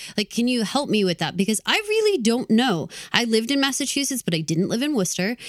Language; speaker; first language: English; native; English